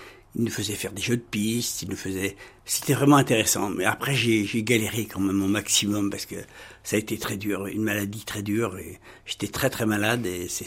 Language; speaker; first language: French; native; French